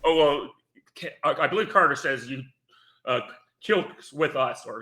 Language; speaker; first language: English; native; English